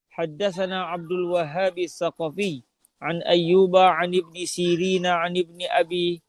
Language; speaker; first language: Arabic; non-native, fluent; Malay